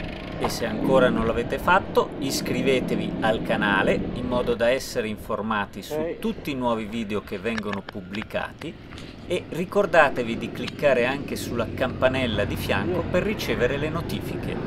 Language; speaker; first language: Italian; native; Italian